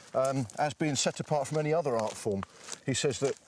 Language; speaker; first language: English; native; English